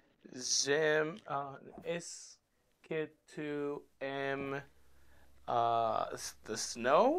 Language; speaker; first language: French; non-native, learner; English